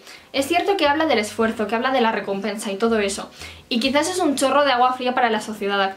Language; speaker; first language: Spanish; native; Spanish